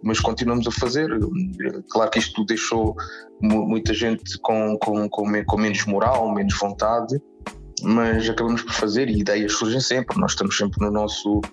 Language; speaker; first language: Portuguese; native; Portuguese